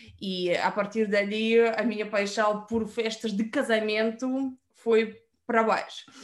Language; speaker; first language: Portuguese; non-native, fluent; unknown